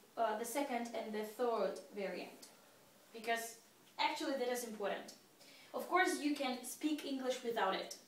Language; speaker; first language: English; non-native, fluent; Russian